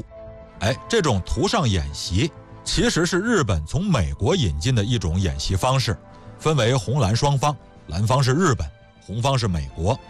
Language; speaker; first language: Chinese; native; Chinese